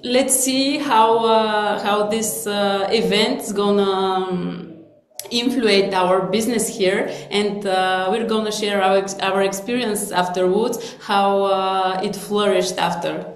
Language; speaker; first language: English; non-native, fluent; Bulgarian